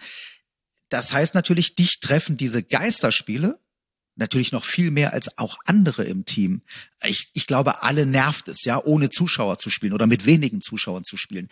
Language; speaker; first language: German; native; German